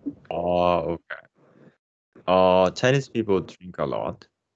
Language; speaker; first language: English; non-native, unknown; Japanese